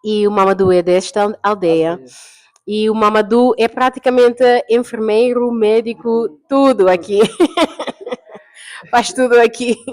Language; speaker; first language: Portuguese; non-native, fluent; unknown